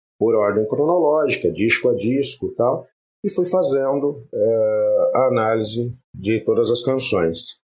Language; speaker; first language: Portuguese; early bilingual, other home language; French